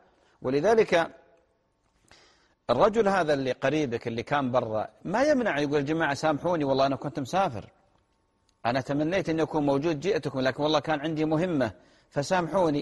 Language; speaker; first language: Arabic; native; Arabic